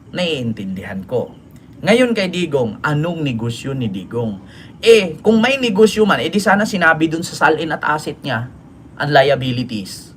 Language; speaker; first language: Filipino; native; Filipino